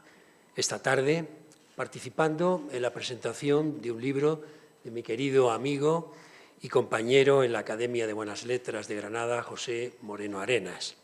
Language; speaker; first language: Spanish; native; Spanish